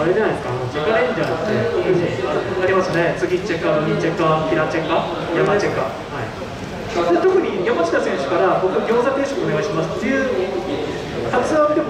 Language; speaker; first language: Japanese; native; Japanese